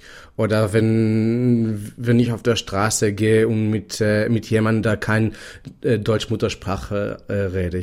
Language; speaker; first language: German; non-native, fluent; Hebrew